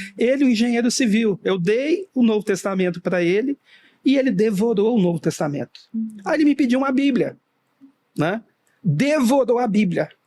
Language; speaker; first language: Portuguese; native; Portuguese